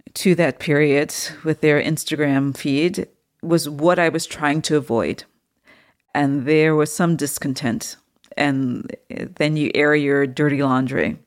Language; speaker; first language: English; native; English